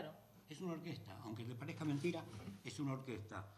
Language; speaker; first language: Spanish; native; Spanish